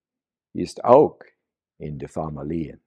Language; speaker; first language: German; non-native, learner; English